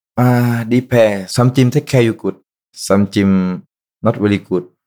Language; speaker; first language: English; non-native, learner; Thai